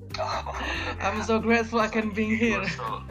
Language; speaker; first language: English; non-native, learner; Indonesian